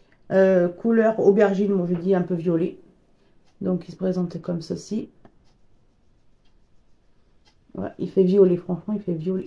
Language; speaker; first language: French; native; French